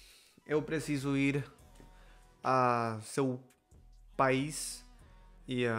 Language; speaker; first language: Portuguese; non-native, learner; Spanish